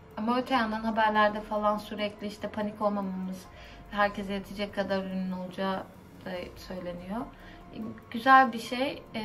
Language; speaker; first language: Turkish; native; Turkish